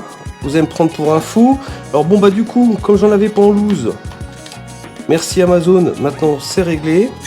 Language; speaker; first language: French; native; French